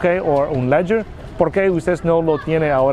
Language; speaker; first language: Spanish; non-native, learner; Vietnamese